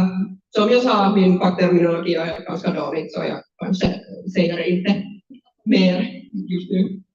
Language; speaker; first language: Swedish; non-native, learner; Finnish